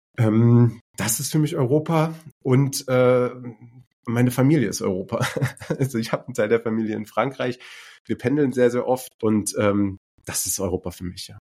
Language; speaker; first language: German; native; German